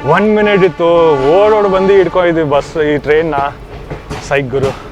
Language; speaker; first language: Kannada; non-native, local second language; Hindi